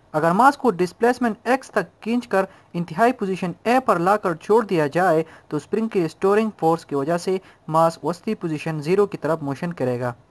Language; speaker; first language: Urdu; non-native, local second language; Pashto